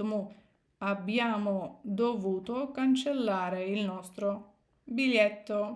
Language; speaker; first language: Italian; non-native, fluent; Ukrainian